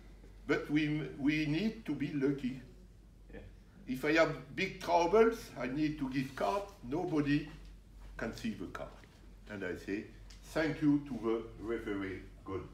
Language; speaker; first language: English; non-native, learner; French